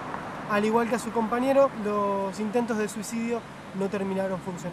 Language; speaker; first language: Spanish; native; Spanish